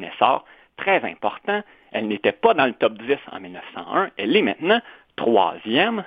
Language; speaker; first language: French; native; French